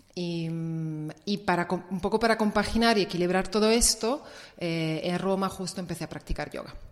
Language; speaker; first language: Spanish; non-native, fluent; Italian